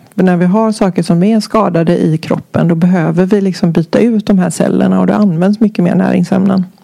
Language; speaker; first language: Swedish; native; Swedish